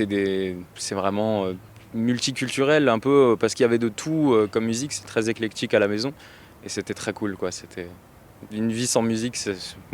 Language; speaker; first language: French; native; French